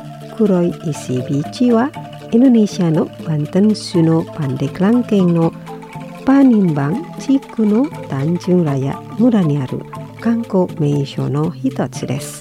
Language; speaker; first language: Japanese; non-native, fluent; Indonesian